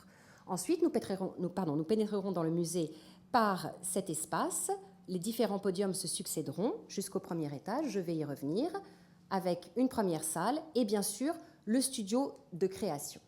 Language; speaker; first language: French; native; French